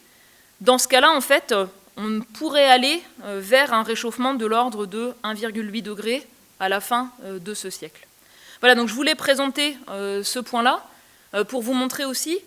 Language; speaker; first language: French; native; French